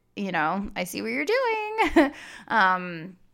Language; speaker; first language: English; native; English